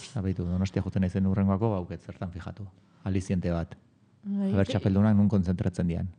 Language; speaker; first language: Basque; native; Basque